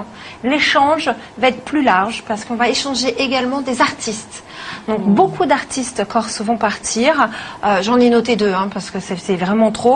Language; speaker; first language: French; native; French